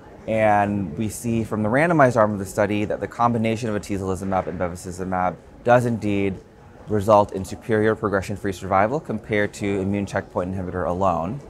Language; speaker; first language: English; native; English